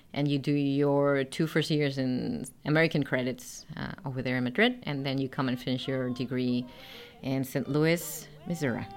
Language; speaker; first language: English; non-native, fluent; Spanish